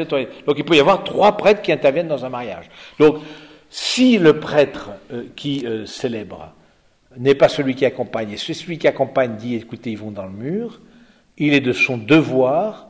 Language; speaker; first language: French; native; French